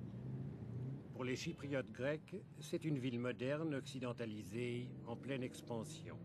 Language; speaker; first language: French; native; French